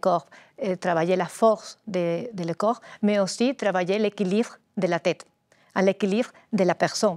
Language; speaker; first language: French; non-native, learner; Spanish